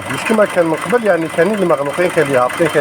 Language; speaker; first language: Arabic; native; Arabic